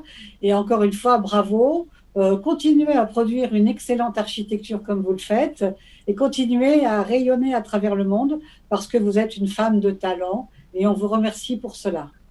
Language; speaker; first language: French; native; French